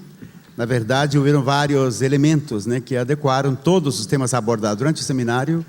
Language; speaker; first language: Portuguese; non-native, fluent; Spanish